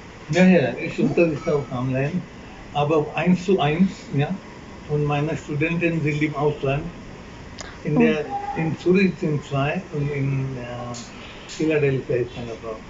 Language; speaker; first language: German; non-native, fluent; Marathi